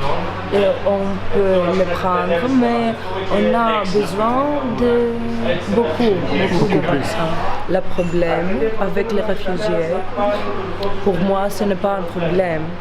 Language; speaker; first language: French; non-native, learner; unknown